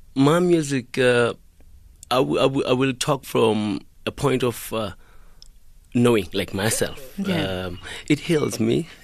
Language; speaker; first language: English; non-native, local second language; Xhosa